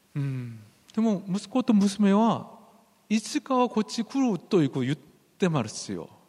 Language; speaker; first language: Japanese; non-native, fluent; Korean